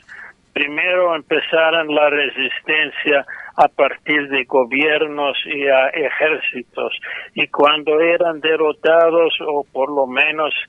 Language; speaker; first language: Spanish; non-native, fluent; English